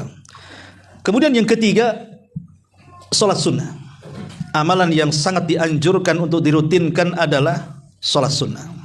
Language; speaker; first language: Indonesian; native; Indonesian